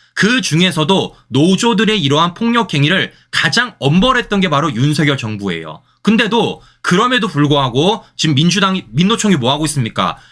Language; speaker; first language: Korean; native; Korean